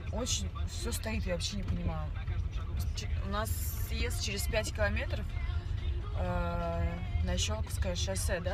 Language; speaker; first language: Russian; native; Russian